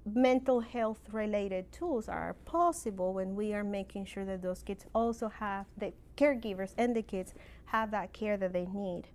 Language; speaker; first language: English; non-native, fluent; Spanish